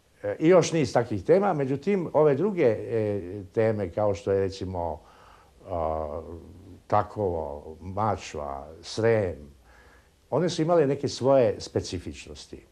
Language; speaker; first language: Serbian; native; Serbian